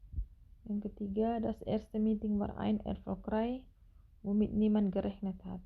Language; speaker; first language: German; non-native, learner; Indonesian